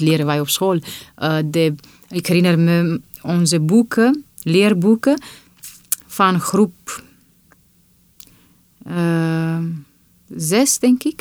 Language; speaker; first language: Dutch; non-native, fluent; Romanian